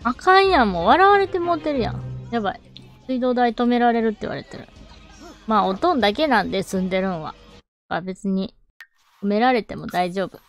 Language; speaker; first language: Japanese; native; Japanese